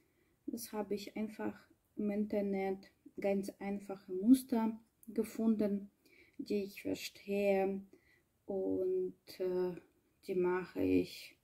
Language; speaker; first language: German; non-native, learner; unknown